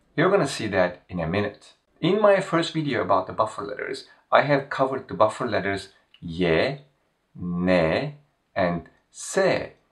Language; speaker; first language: English; non-native, fluent; Turkish